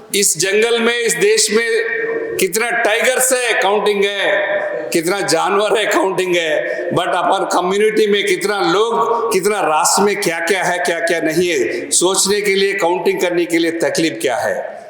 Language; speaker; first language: Hindi; non-native, local second language; Telugu